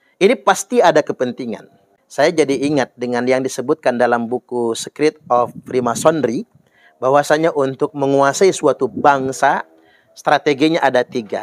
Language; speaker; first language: Indonesian; native; Indonesian